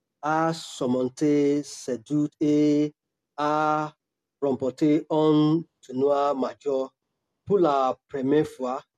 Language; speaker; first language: French; non-native, learner; Yoruba